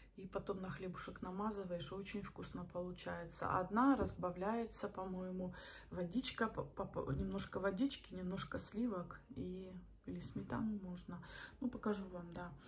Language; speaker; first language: Russian; native; Russian